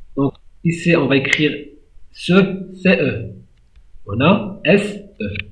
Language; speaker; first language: French; non-native, local second language; Arabic